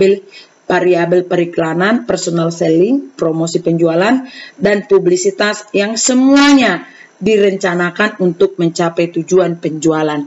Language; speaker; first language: Indonesian; native; Indonesian